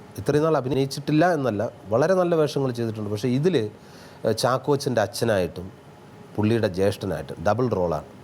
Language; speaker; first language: Malayalam; native; Malayalam